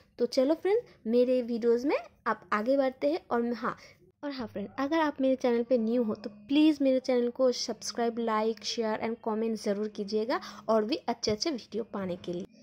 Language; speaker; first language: Hindi; non-native, local second language; Bangla